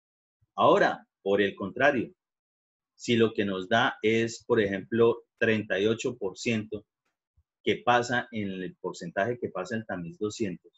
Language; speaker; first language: Spanish; native; Spanish